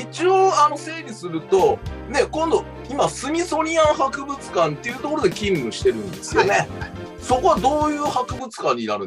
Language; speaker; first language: Japanese; native; Japanese